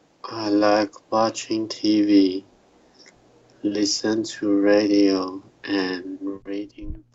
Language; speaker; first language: English; non-native, learner; Chinese